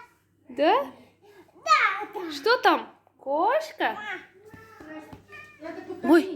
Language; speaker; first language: Russian; non-native, learner; Tajik